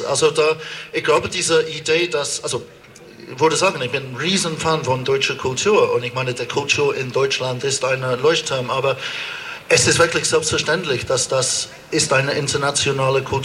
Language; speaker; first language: German; non-native, fluent; English